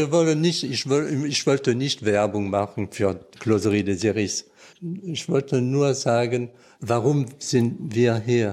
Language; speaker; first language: German; non-native, learner; French